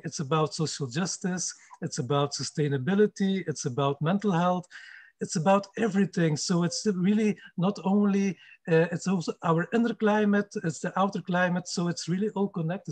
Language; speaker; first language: English; non-native, fluent; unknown